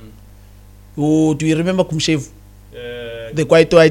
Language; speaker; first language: English; non-native, local second language; Xhosa